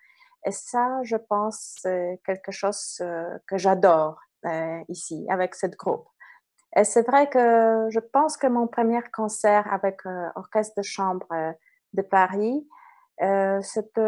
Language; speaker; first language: French; non-native, fluent; Polish